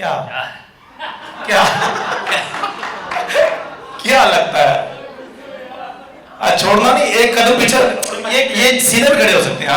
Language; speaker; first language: Hindi; native; Hindi